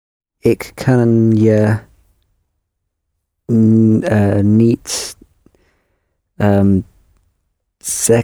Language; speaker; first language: Dutch; non-native, learner; English